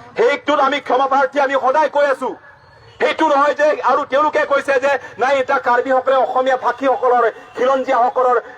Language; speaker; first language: Assamese; non-native, local second language; Karbi